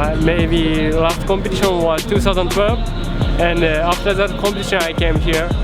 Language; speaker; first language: English; non-native, learner; Japanese